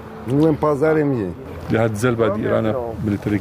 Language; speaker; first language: German; non-native, learner; Kurdish